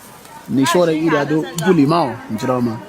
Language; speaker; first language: Chinese; non-native, fluent; English